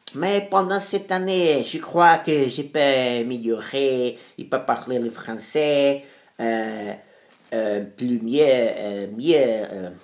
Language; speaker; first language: French; non-native, fluent; Portuguese